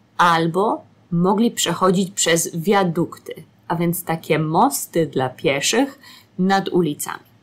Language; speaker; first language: Polish; native; Polish